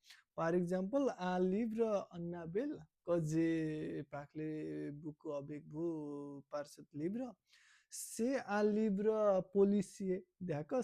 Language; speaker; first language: French; non-native, learner; Nepali